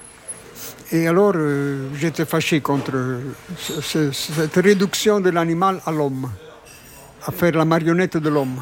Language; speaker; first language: French; non-native, fluent; Italian